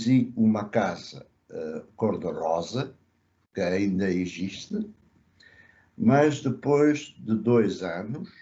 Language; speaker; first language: Portuguese; early bilingual, other home language; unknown